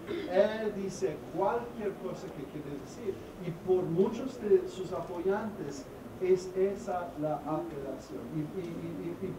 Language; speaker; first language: Spanish; non-native, fluent; English